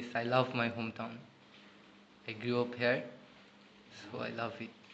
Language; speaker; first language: English; non-native, learner; Bangla